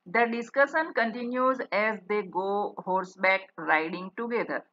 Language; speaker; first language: English; non-native, local second language; Gujarati